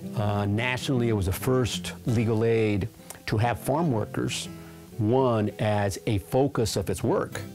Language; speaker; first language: English; native; English